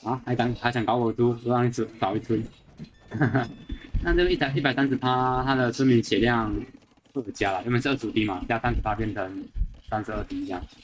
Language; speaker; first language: Chinese; native; Chinese